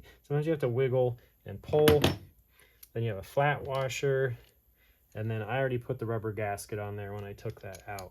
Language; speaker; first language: English; native; English